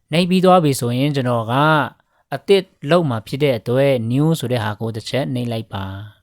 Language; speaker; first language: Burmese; non-native, local second language; Pa'o Karen